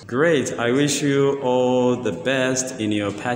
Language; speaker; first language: English; non-native, fluent; Rundi